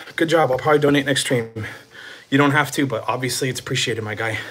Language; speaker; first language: English; native; English